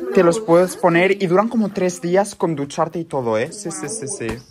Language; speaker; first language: Spanish; native; Spanish